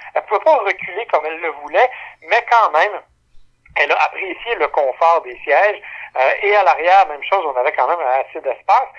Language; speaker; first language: French; native; French